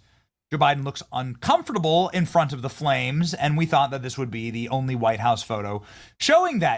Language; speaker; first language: English; native; English